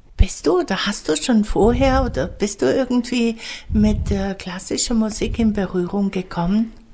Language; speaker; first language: German; native; German